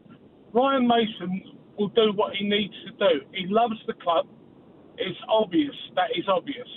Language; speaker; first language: English; native; English